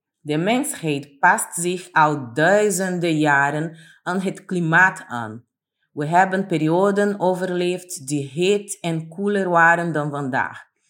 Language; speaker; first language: Dutch; non-native, fluent; Portuguese